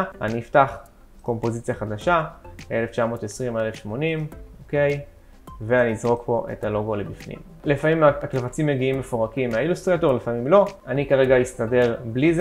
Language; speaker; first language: Hebrew; native; Hebrew